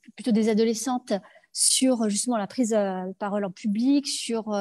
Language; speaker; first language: French; native; French